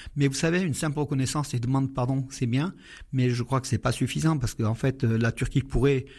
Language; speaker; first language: French; non-native, fluent; Armenian